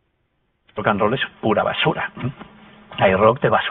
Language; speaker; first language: Spanish; native; Spanish